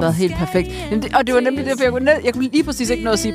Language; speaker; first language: Danish; native; Danish